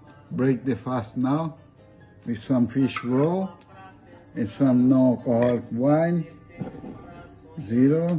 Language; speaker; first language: English; non-native, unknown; Portuguese